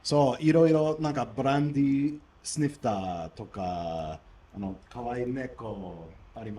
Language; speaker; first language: Japanese; non-native, learner; English